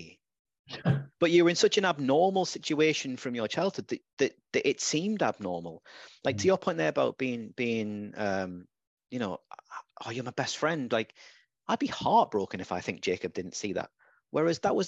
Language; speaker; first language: English; native; English